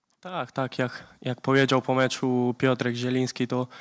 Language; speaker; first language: Polish; early bilingual, heritage; Polish